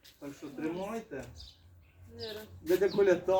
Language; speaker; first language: Ukrainian; native; Ukrainian